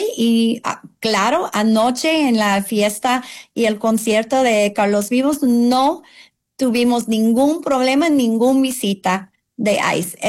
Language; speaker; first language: Spanish; non-native, fluent; English